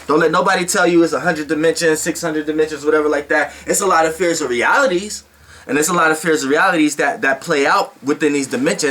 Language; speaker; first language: English; native; English